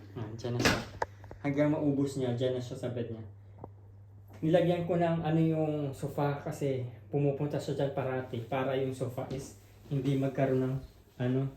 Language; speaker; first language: Filipino; non-native, local second language; Bikol